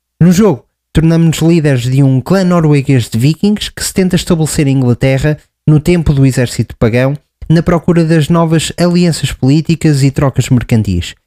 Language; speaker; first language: Portuguese; native; Portuguese